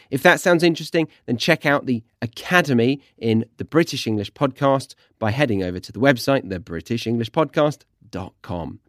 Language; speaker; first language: English; native; English